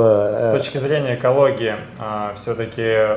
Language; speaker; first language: Russian; native; Russian